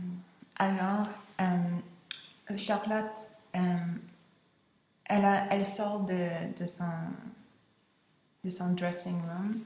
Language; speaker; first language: French; non-native, local second language; English